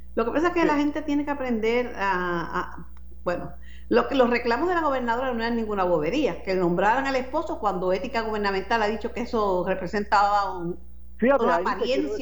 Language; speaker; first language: Spanish; native; Spanish